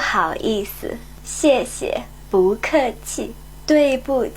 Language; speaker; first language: Chinese; non-native, learner; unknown